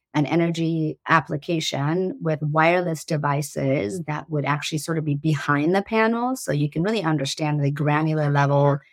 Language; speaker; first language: English; early bilingual, other home language; Persian